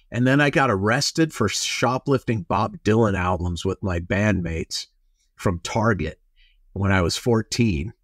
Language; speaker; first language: English; native; English